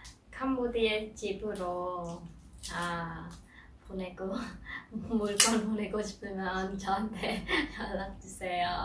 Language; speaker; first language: Korean; non-native, fluent; Khmer